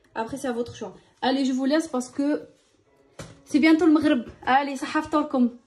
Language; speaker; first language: French; non-native, local second language; Arabic